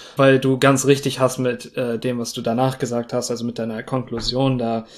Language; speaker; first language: German; non-native, fluent; English